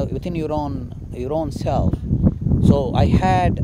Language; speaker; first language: English; non-native, local second language; Telugu